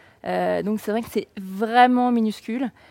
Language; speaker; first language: French; native; French